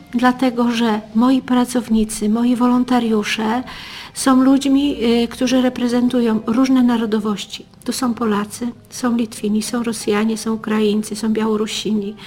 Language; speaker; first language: Polish; native; Polish